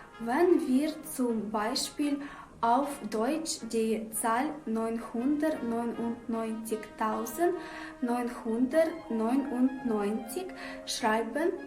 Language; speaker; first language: German; non-native, learner; Ukrainian